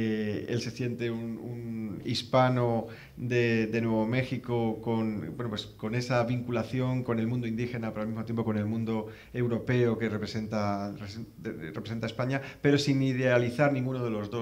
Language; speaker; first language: Spanish; native; Spanish